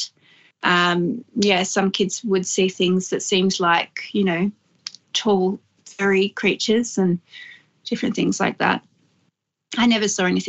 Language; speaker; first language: English; native; English